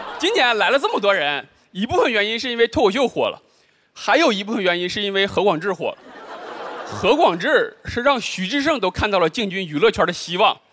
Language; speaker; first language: Chinese; native; Chinese